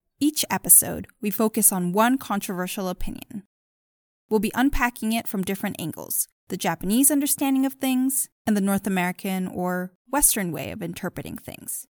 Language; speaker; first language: English; early bilingual, other home language; Japanese